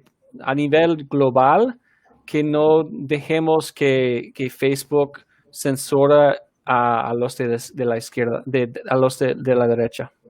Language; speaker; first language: Spanish; non-native, fluent; English